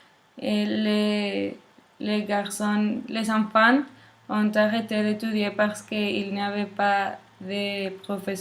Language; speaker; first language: French; non-native, learner; Spanish